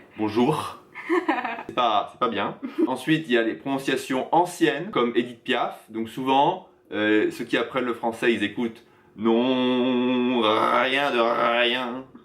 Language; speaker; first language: French; native; French